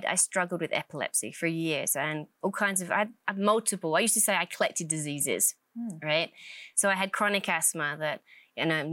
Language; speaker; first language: English; native; English